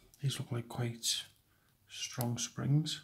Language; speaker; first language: English; native; English